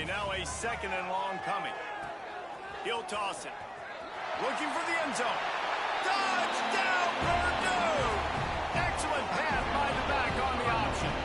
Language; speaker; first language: English; native; English